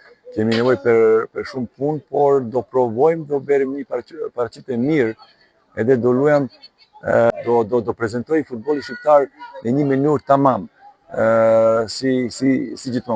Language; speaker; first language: Albanian; non-native, learner; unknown